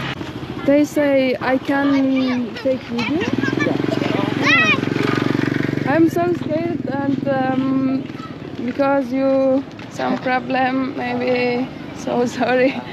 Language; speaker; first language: English; non-native, learner; Turkmen